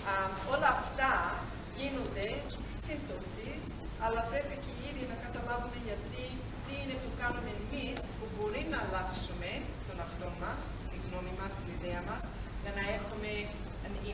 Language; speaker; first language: Greek; early bilingual, heritage; Greek